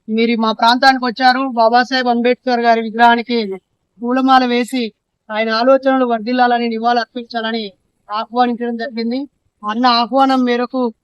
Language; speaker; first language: Telugu; native; Telugu